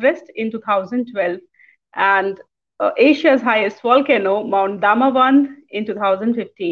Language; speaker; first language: English; non-native, local second language; Hindi